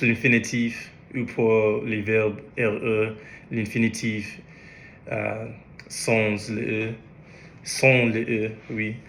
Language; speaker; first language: French; non-native, learner; English